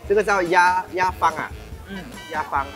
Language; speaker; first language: Chinese; non-native, local second language; Tamil